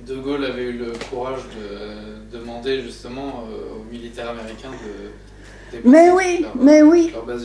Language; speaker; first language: French; native; French